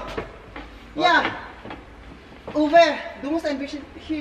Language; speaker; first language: German; non-native, learner; Filipino